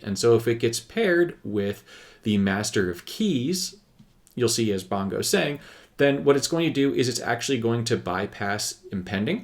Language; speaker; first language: English; native; English